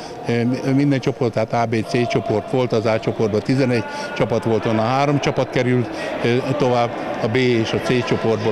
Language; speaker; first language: Hungarian; native; Hungarian